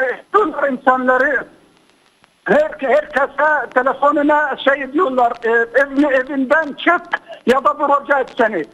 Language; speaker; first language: Turkish; non-native, fluent; Arabic